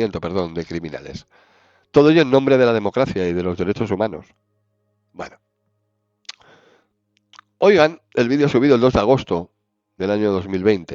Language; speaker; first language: Spanish; native; Spanish